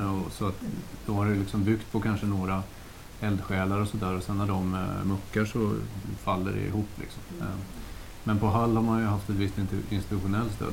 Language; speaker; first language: Swedish; native; Swedish